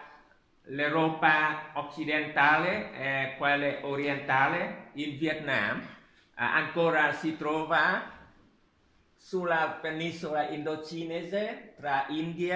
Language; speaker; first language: Italian; non-native, learner; Vietnamese